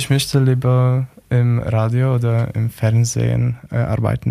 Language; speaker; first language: German; non-native, learner; Polish